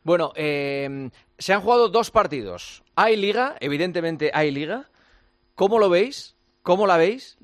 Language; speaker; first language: Spanish; native; Spanish